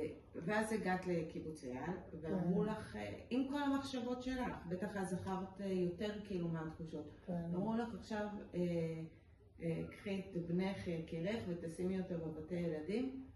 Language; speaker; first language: Hebrew; native; Hebrew